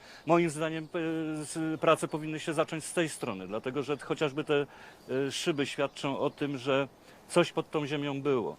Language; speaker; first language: Polish; native; Polish